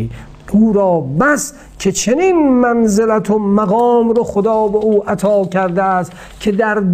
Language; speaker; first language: Persian; native; Persian